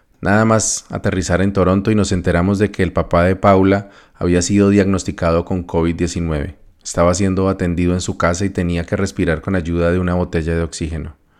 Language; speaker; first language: Spanish; native; Spanish